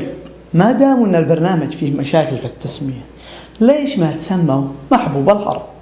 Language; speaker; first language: Arabic; native; Arabic